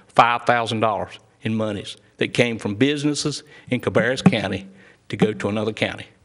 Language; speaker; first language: English; native; English